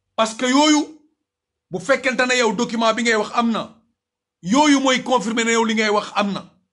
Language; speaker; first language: French; non-native, local second language; Wolof